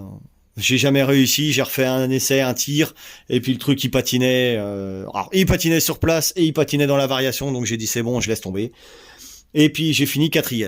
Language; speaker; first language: French; native; French